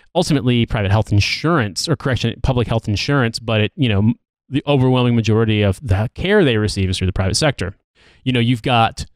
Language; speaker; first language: English; native; English